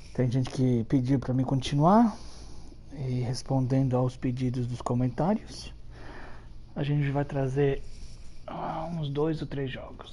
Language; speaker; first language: Portuguese; early bilingual, heritage; Portuguese